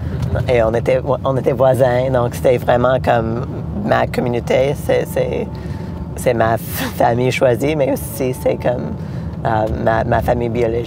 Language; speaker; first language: French; non-native, local second language; English